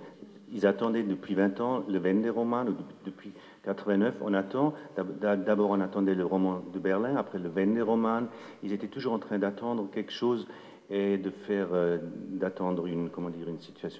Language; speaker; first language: French; non-native, local second language; German